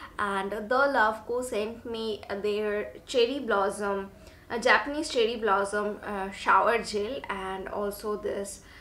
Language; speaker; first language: English; non-native, local second language; Bangla